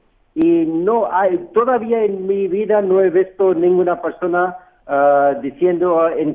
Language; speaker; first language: Spanish; non-native, fluent; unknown